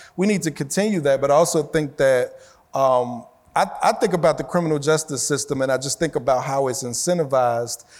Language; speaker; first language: English; native; English